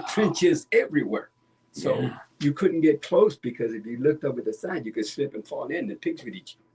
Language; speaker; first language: English; native; English